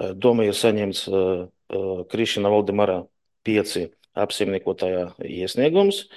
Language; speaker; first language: Latvian; non-native, local second language; Russian